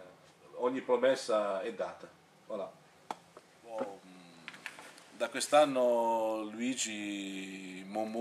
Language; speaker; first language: Italian; early bilingual, heritage; French